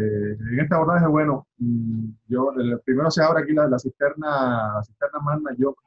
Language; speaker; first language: Spanish; native; Spanish